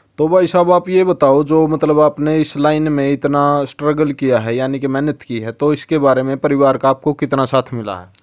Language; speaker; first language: Hindi; native; Hindi